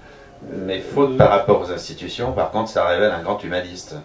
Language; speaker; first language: French; native; French